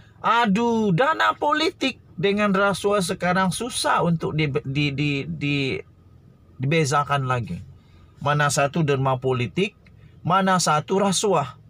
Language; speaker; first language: Malay; native; Malay